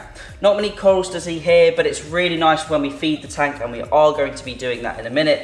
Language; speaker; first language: English; native; English